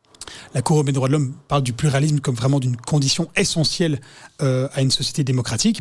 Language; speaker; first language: French; native; French